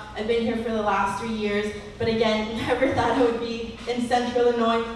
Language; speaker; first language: English; native; English